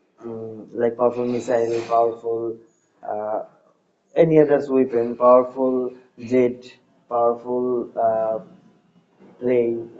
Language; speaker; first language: English; non-native, learner; Bangla